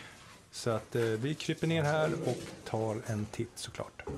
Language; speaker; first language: Swedish; native; Swedish